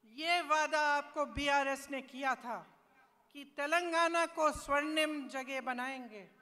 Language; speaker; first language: Hindi; native; Hindi